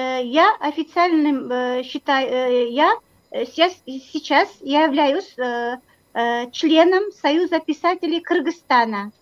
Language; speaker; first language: Russian; non-native, local second language; Kyrgyz